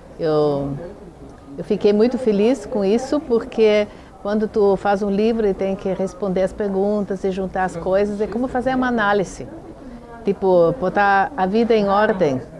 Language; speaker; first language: Portuguese; non-native, fluent; German